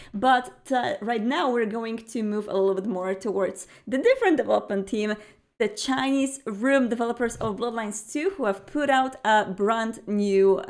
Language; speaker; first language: English; non-native, fluent; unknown